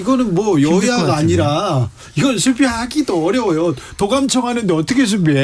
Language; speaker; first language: Korean; native; Korean